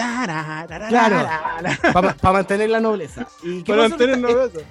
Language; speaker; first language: Spanish; native; Spanish